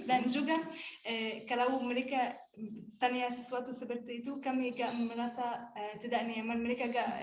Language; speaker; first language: Indonesian; non-native, learner; Arabic